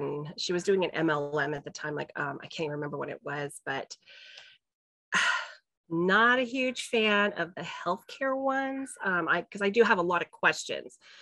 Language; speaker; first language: English; native; English